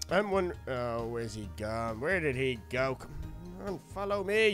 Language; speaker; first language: English; native; English